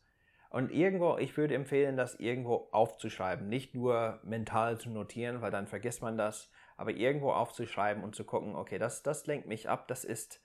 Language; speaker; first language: German; non-native, fluent; English